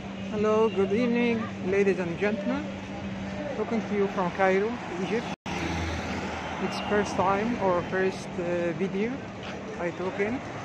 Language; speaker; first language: English; non-native, fluent; Arabic